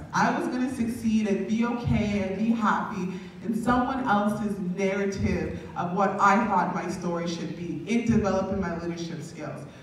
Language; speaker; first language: English; native; English